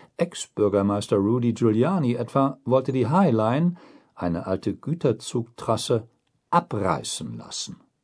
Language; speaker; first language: German; native; German